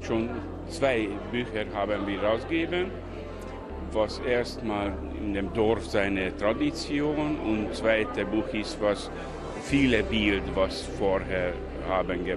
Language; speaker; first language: German; non-native, local second language; Hungarian